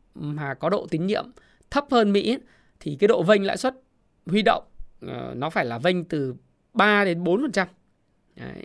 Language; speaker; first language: Vietnamese; native; Vietnamese